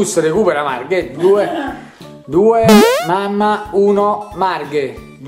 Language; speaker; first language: Italian; native; Italian